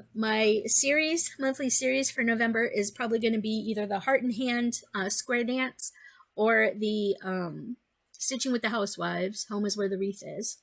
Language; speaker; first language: English; native; English